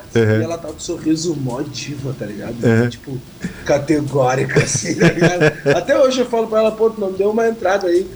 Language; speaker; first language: Portuguese; native; Portuguese